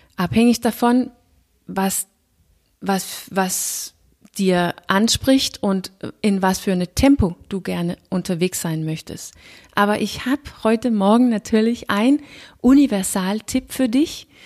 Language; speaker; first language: German; non-native, fluent; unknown